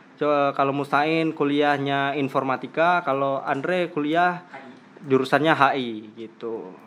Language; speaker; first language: Indonesian; native; Indonesian